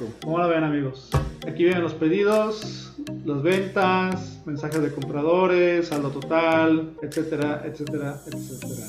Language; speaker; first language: Spanish; native; Spanish